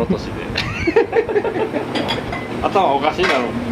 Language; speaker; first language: Japanese; native; Japanese